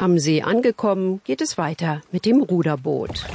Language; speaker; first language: German; native; German